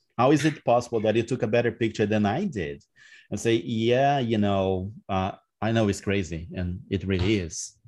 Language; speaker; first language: English; non-native, fluent; Portuguese